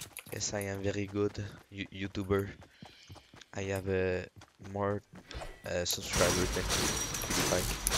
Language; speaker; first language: English; non-native, learner; French